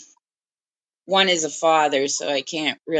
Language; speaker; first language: English; native; English